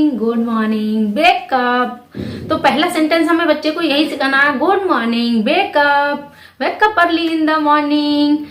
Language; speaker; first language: Hindi; native; Hindi